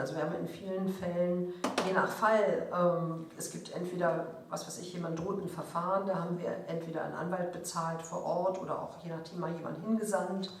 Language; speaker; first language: German; native; German